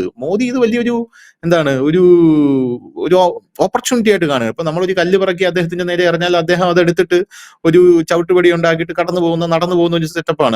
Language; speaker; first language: Malayalam; native; Malayalam